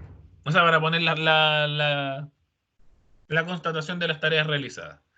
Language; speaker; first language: Spanish; native; Spanish